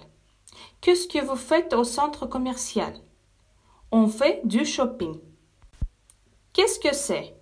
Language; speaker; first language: French; non-native, fluent; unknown